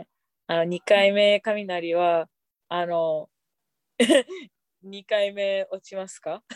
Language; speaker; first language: Japanese; non-native, fluent; English